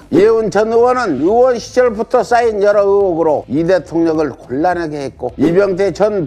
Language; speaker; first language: Korean; native; Korean